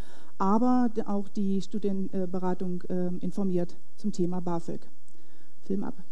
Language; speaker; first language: German; native; German